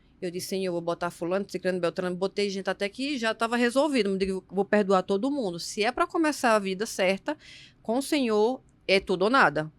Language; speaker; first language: Portuguese; native; Portuguese